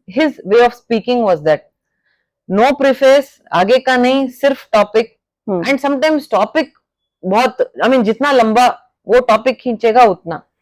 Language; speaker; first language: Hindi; non-native, local second language; Kannada